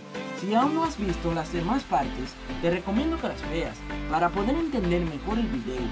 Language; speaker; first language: Spanish; native; Spanish